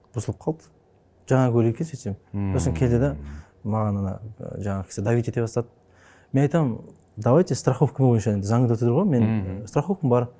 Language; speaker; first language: Kazakh; native; Kazakh